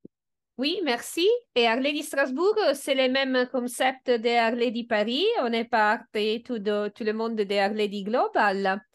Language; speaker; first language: French; non-native, fluent; Italian